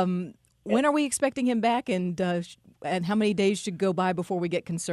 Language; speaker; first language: English; native; English